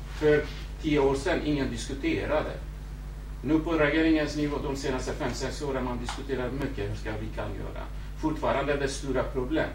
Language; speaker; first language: Swedish; non-native, fluent; Kurdish